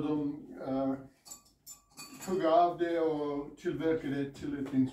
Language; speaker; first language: Swedish; non-native, learner; English